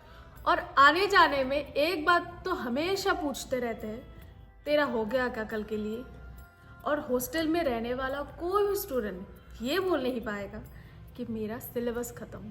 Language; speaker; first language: Hindi; native; Hindi